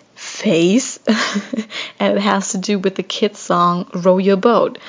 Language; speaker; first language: English; non-native, fluent; German